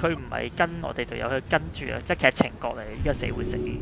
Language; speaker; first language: Chinese; native; Chinese